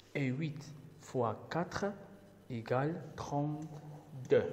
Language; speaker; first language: French; non-native, local second language; Arabic